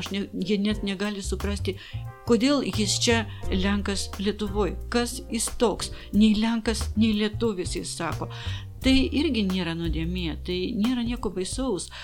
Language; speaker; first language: Lithuanian; non-native, local second language; Polish